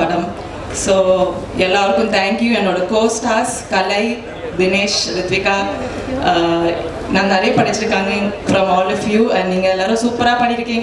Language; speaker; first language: Tamil; non-native, local second language; Malayalam